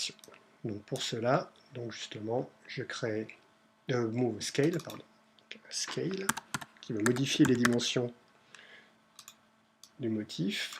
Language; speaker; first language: French; native; French